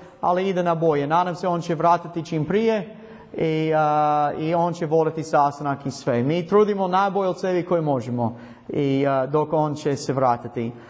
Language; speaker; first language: Croatian; non-native, learner; English